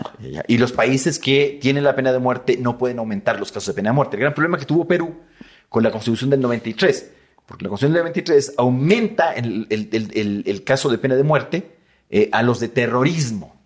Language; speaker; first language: Spanish; native; Spanish